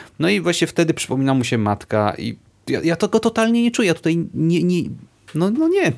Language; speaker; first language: Polish; native; Polish